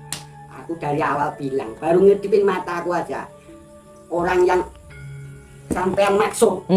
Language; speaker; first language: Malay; non-native, local second language; Javanese